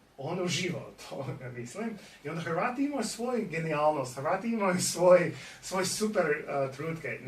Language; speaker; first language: Bosnian; non-native, fluent; English